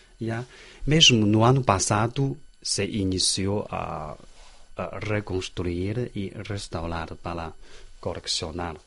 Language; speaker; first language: Portuguese; non-native, learner; Chinese